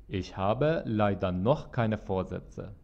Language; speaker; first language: German; non-native, fluent; Persian